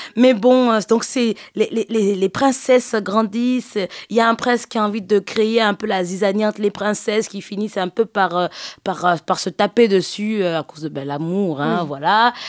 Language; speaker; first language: French; early bilingual, other home language; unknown